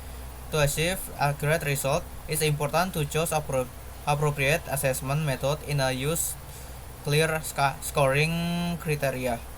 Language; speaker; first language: English; non-native, learner; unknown